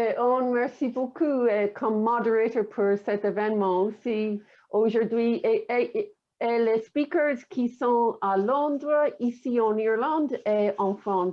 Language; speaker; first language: French; non-native, fluent; English